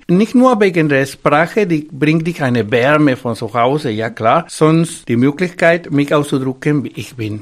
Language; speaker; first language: German; non-native, fluent; Spanish